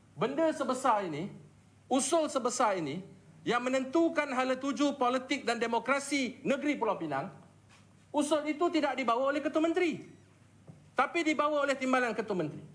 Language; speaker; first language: Malay; native; Malay